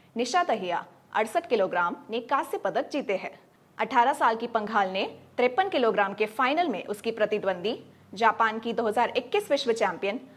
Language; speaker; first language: Hindi; non-native, local second language; Malayalam